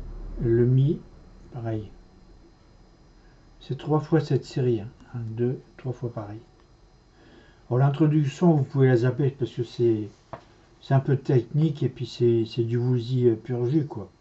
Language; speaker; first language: French; native; French